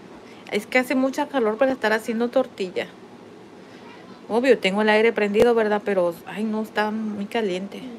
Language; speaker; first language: Spanish; native; Spanish